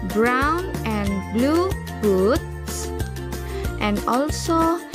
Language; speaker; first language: English; non-native, fluent; Indonesian